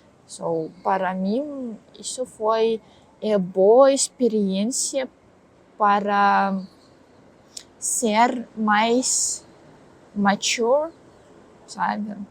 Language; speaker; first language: Portuguese; non-native, learner; Russian